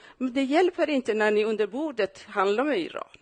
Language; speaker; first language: Swedish; non-native, fluent; Persian